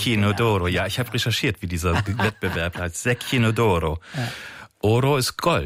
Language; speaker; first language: German; native; German